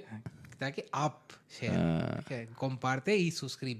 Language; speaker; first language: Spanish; non-native, learner; Hindi